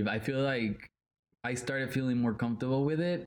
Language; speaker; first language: English; non-native, fluent; Spanish